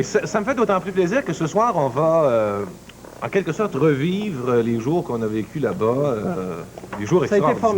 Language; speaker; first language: French; native; French